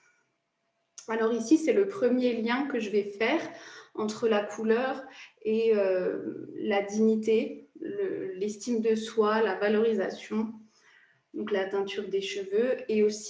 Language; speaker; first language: French; native; French